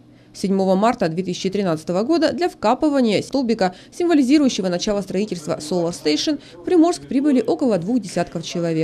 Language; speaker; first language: Russian; native; Russian